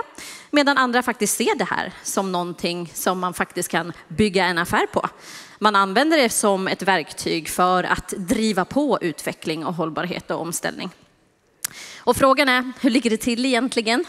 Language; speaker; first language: Swedish; native; Swedish